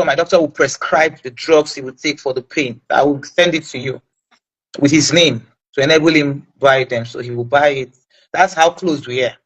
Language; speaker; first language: English; non-native, local second language; Igbo